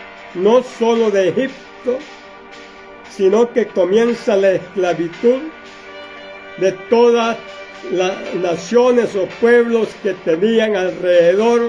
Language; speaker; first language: Spanish; native; Spanish